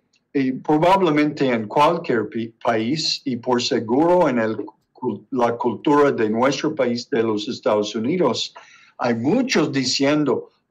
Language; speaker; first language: Spanish; non-native, learner; English